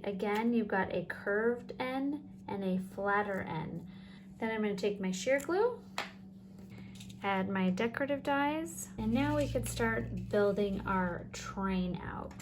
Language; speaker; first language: English; native; English